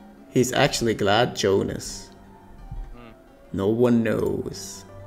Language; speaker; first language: English; non-native, fluent; German